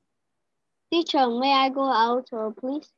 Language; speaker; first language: English; non-native, learner; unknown